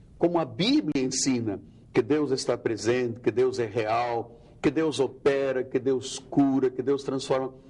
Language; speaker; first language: Portuguese; native; Portuguese